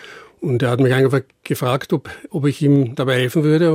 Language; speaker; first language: German; native; German